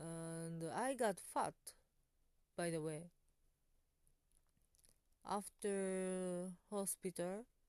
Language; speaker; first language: English; non-native, learner; Japanese